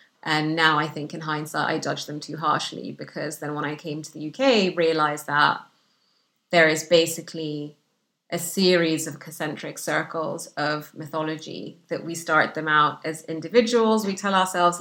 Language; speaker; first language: English; non-native, fluent; Arabic